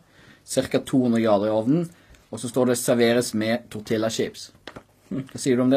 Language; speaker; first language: Norwegian; native; Norwegian